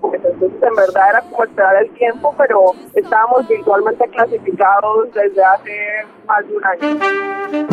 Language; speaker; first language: Spanish; native; Spanish